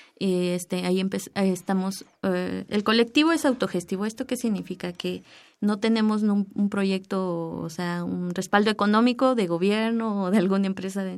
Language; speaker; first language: Spanish; native; Spanish